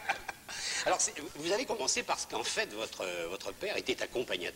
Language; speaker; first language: French; native; French